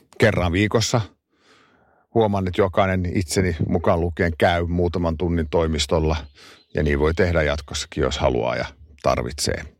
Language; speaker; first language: Finnish; non-native, local second language; Swedish